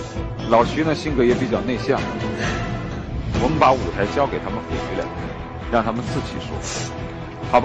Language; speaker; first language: Chinese; native; Chinese